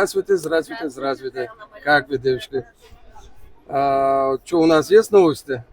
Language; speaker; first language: Russian; non-native, local second language; Uzbek